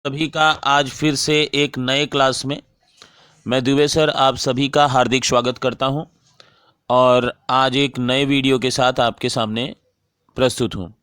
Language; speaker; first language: Hindi; native; Hindi